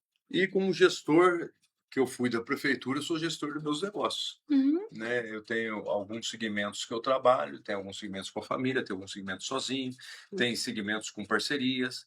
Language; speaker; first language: Portuguese; native; Portuguese